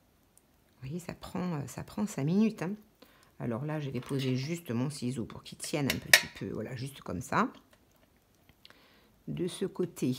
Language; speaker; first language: French; native; French